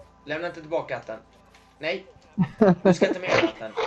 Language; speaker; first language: Swedish; native; Swedish